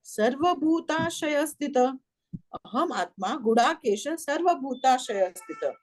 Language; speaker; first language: Hindi; non-native, local second language; Marathi